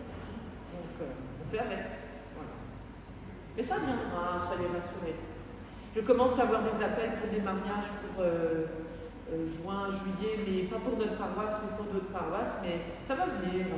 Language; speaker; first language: French; native; French